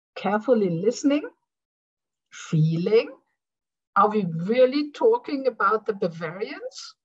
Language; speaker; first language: English; non-native, fluent; German